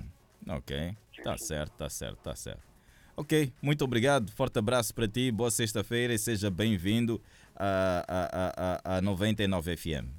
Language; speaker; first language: Portuguese; native; Portuguese